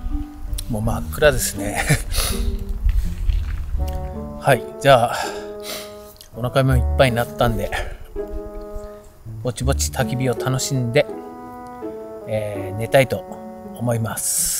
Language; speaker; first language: Japanese; native; Japanese